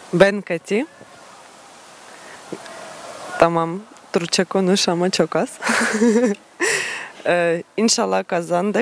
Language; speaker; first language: Turkish; non-native, learner; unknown